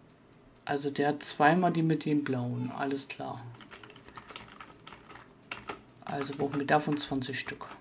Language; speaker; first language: German; native; German